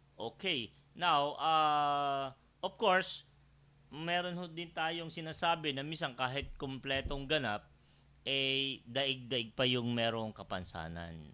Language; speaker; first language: Filipino; native; Filipino